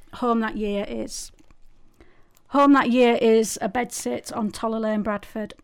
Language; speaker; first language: English; native; English